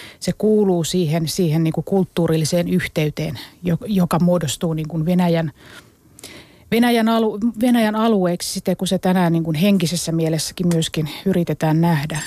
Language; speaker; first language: Finnish; native; Finnish